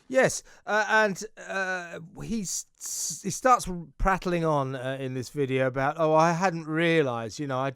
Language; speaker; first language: English; native; English